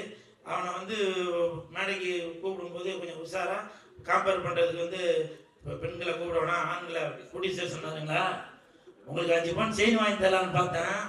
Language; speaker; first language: Tamil; native; Tamil